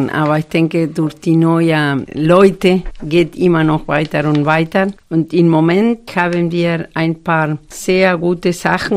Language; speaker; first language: German; non-native, fluent; Spanish